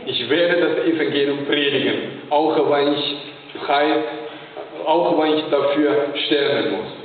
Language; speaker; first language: German; non-native, fluent; Chinese